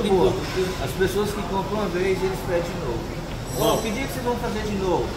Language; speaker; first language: Portuguese; native; Portuguese